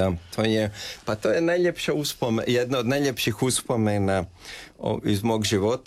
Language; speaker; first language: Serbian; native; Serbian